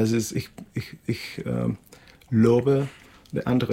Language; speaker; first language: German; non-native, fluent; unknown